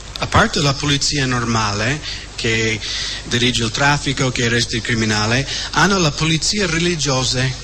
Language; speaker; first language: Italian; non-native, fluent; English